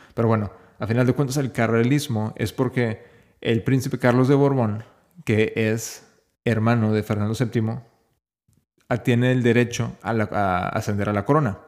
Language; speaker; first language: Spanish; native; Spanish